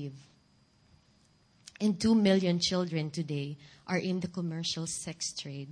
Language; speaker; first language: English; non-native, local second language; Filipino